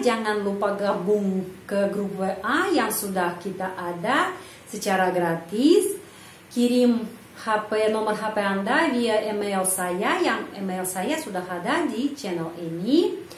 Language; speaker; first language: Indonesian; non-native, fluent; Russian